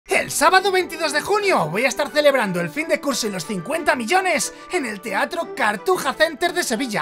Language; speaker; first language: Spanish; native; Spanish